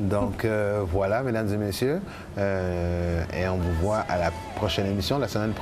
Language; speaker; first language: French; native; French